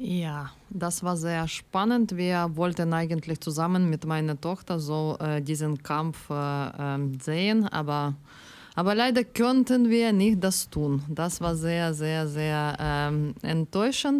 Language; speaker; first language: German; non-native, learner; Ukrainian